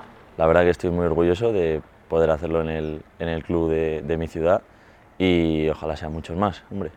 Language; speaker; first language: Spanish; native; Spanish